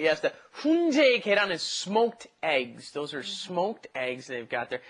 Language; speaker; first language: English; native; English